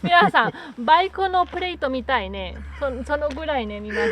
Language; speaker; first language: Japanese; non-native, learner; Spanish